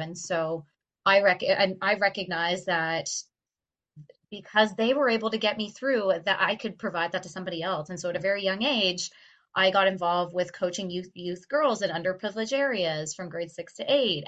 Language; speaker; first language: English; native; English